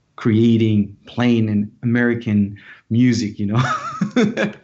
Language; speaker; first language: English; non-native, fluent; French